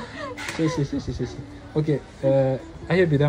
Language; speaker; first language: Chinese; non-native, learner; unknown